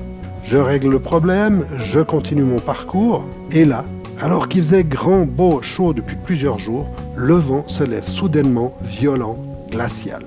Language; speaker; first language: French; native; French